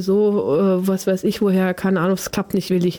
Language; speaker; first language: German; native; German